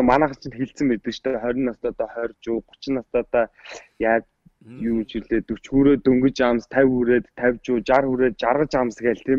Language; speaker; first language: Mongolian; native; Mongolian